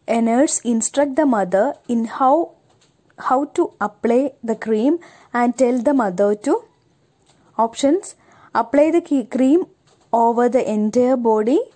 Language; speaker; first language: English; non-native, local second language; Malayalam